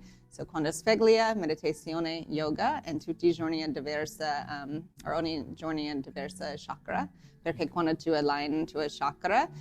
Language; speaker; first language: Italian; non-native, learner; English